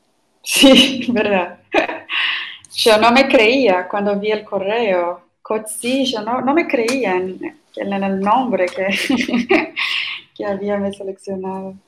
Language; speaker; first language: Spanish; non-native, fluent; Portuguese